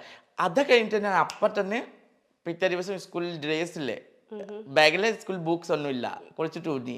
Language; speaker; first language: Malayalam; non-native, learner; Assamese